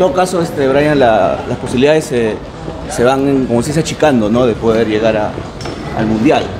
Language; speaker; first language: Spanish; native; Spanish